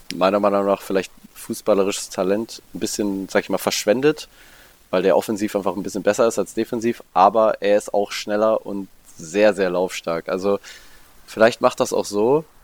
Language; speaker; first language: German; native; German